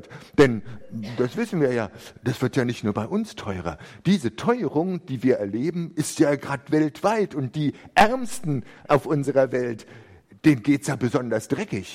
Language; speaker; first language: German; native; German